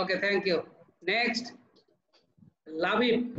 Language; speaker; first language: English; non-native, learner; Bangla